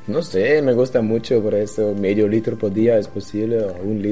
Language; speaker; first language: Spanish; non-native, learner; German